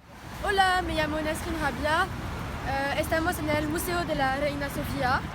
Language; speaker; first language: Spanish; non-native, learner; French